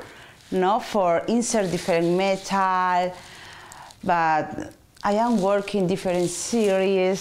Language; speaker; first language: English; non-native, learner; Spanish